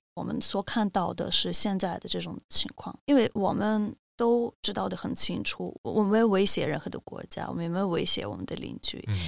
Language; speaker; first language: Chinese; non-native, fluent; Russian